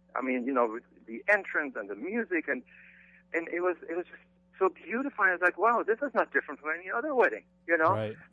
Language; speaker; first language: English; non-native, fluent; German